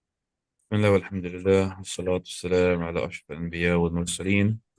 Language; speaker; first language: Arabic; non-native, fluent; English